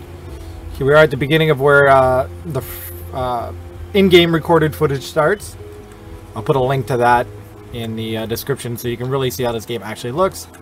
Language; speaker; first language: English; native; English